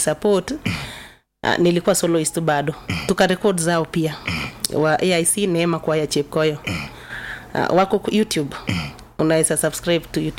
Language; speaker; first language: Swahili; non-native, local second language; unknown